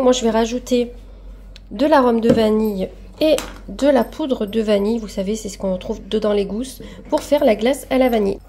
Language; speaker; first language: French; native; French